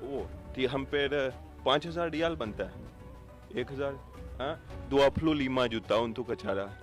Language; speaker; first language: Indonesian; non-native, fluent; Urdu